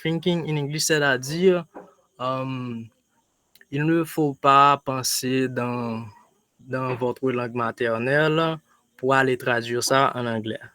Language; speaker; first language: French; non-native, local second language; Haitian Creole